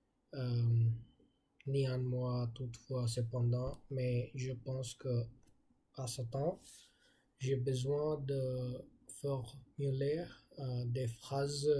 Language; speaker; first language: French; non-native, learner; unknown